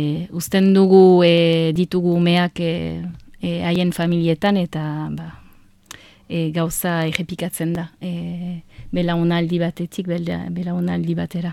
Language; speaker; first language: Basque; non-native, local second language; French